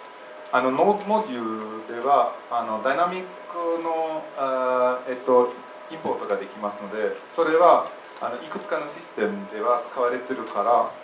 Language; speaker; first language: Japanese; non-native, fluent; English